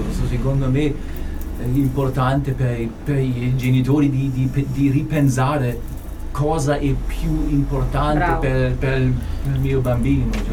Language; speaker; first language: Italian; non-native, fluent; German